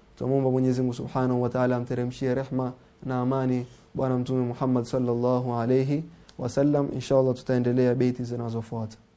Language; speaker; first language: Swahili; native; Swahili